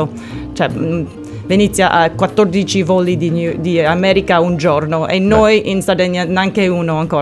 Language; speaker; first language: Italian; non-native, learner; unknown